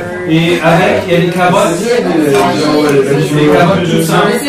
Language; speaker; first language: French; non-native, fluent; German